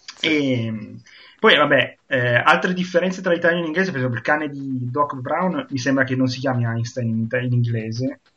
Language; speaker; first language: Italian; native; Italian